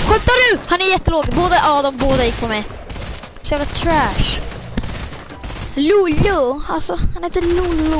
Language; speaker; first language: Swedish; native; Swedish